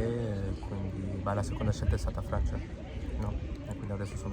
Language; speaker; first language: Italian; non-native, fluent; Spanish